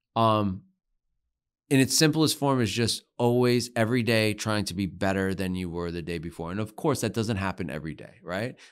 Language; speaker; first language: English; native; English